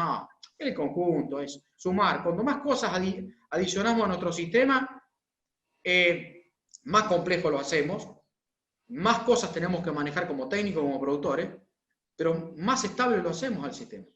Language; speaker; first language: Spanish; native; Spanish